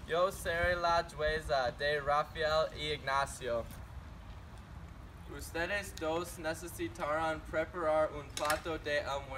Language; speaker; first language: Spanish; non-native, learner; English